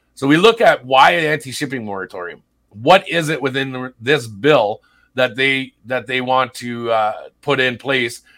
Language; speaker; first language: English; native; English